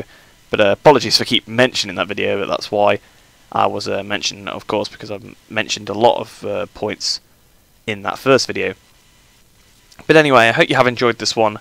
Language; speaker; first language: English; native; English